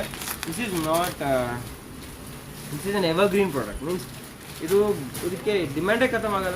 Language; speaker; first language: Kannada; non-native, local second language; Hindi